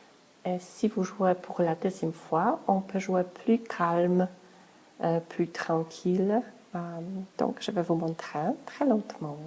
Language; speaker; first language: French; non-native, fluent; Polish